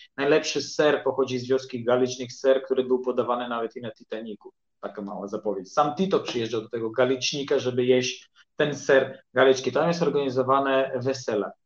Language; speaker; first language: Polish; early bilingual, heritage; Polish